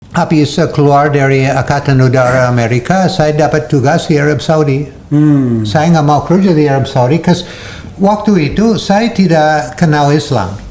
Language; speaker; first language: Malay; non-native, fluent; English